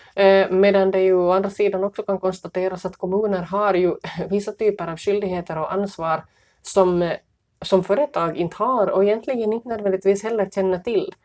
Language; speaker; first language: Swedish; native; Swedish